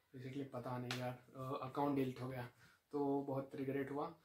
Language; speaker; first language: Hindi; non-native, local second language; Marathi